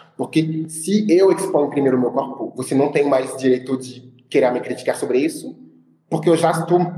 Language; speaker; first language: Portuguese; non-native, fluent; French